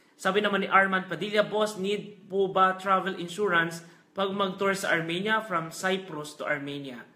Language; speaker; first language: Filipino; non-native, local second language; Hiligaynon